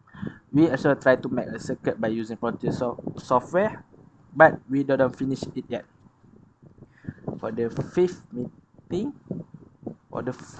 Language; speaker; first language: English; non-native, learner; Malay